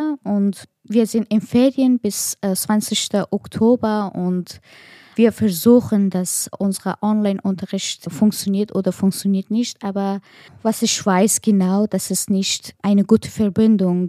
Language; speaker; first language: German; non-native, learner; Persian